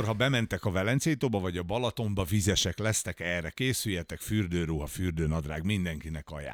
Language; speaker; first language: Hungarian; native; Hungarian